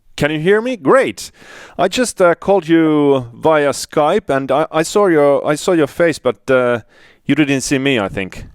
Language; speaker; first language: English; non-native, fluent; Finnish